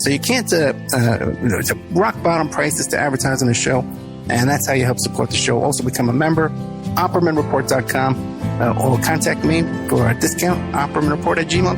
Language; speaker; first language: English; native; English